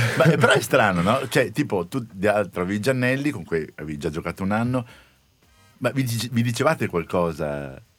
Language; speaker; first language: Italian; native; Italian